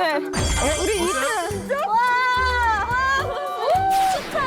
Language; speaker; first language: Korean; non-native, fluent; Chinese